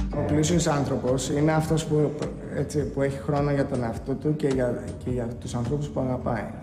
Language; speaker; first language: Greek; native; Greek